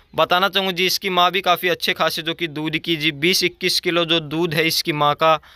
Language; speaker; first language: Hindi; native; Hindi